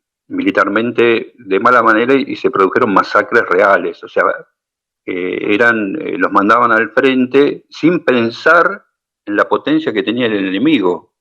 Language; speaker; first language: Spanish; native; Spanish